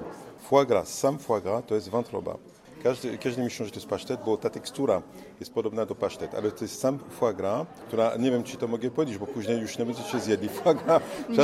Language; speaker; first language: Polish; non-native, learner; French